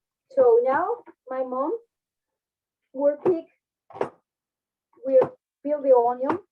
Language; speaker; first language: English; non-native, fluent; Spanish